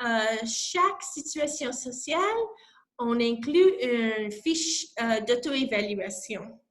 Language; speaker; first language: French; non-native, local second language; English